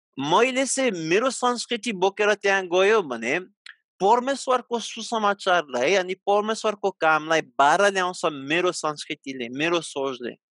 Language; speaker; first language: Nepali; non-native, fluent; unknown